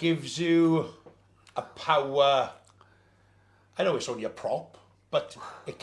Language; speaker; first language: English; native; English